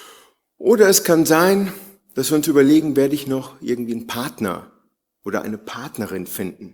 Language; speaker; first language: German; native; German